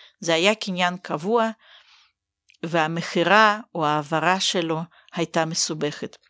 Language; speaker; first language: Hebrew; native; Hebrew